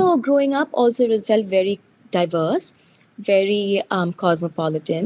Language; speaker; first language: English; non-native, local second language; Telugu